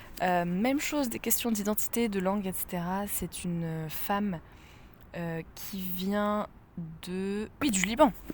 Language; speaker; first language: French; native; French